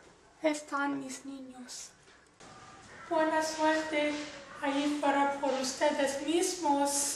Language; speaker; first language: Spanish; non-native, learner; English